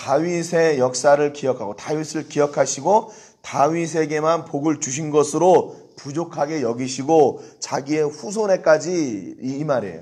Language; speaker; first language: Korean; native; Korean